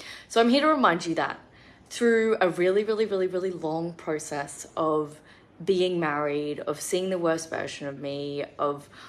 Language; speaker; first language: English; native; English